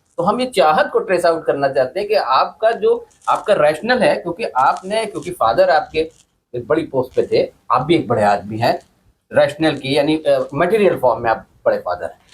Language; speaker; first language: Urdu; native; Urdu